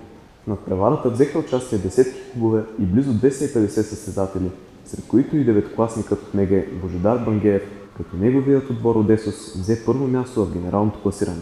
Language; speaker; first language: Bulgarian; native; Bulgarian